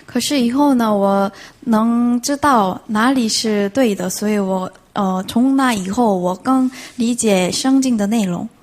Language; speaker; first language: Chinese; non-native, fluent; Korean